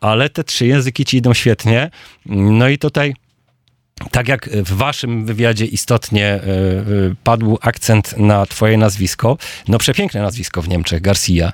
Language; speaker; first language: Polish; native; Polish